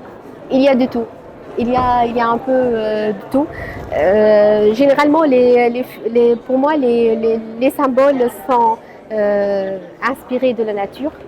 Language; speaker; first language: French; non-native, local second language; Arabic